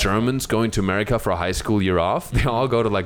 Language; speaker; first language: English; non-native, fluent; German